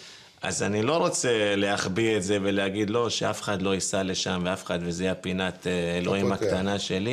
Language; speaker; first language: Hebrew; early bilingual, other home language; Spanish